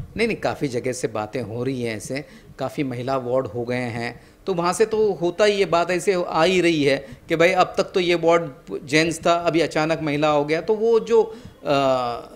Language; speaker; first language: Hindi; non-native, local second language; Marathi